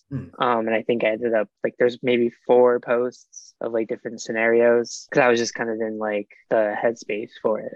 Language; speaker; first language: English; native; English